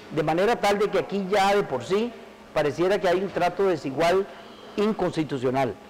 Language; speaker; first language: Spanish; native; Spanish